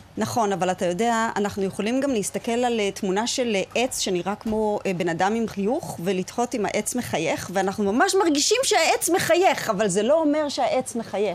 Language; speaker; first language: Hebrew; native; Hebrew